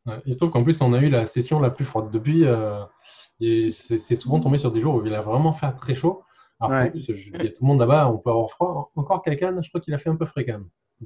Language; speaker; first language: French; native; French